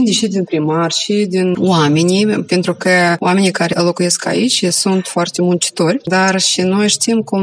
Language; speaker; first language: Romanian; non-native, local second language; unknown